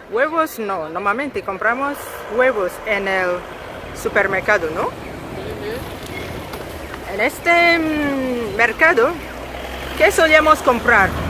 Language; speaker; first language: Spanish; non-native, fluent; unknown